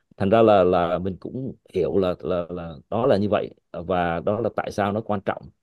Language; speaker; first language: Vietnamese; native; Vietnamese